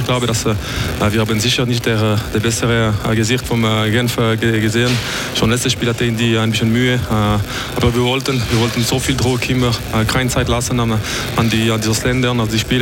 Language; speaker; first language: German; non-native, local second language; French